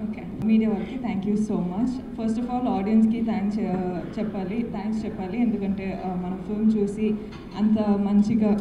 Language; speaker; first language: Telugu; non-native, fluent; Kannada